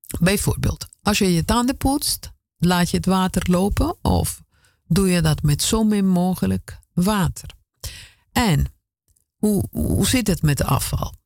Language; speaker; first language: Dutch; non-native, fluent; Italian